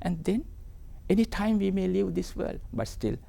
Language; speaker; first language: English; non-native, local second language; Sinhala